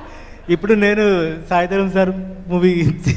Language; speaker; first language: Telugu; non-native, learner; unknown